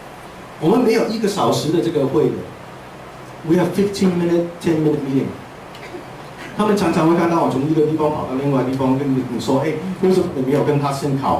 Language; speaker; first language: Chinese; early bilingual, heritage; English